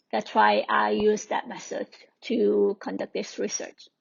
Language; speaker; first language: English; non-native, fluent; Korean